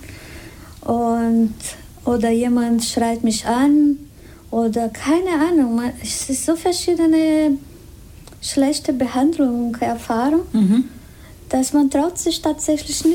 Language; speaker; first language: German; non-native, fluent; Spanish